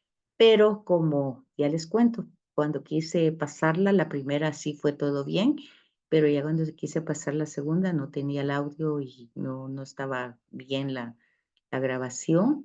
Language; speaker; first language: Spanish; native; Spanish